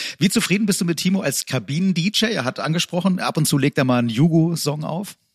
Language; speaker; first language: German; native; German